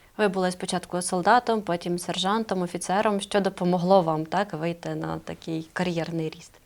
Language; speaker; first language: Ukrainian; native; Ukrainian